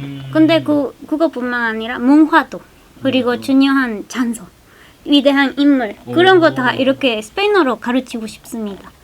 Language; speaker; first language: Korean; non-native, fluent; Spanish